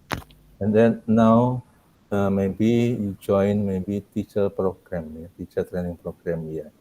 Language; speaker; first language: English; non-native, learner; Indonesian